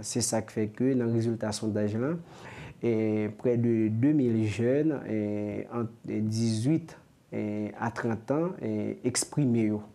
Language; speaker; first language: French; non-native, local second language; Haitian Creole